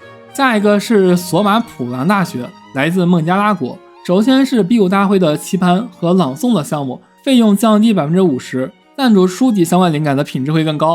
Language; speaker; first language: Chinese; native; Chinese